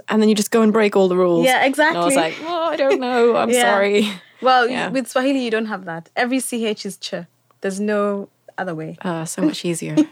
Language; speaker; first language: English; non-native, local second language; Swahili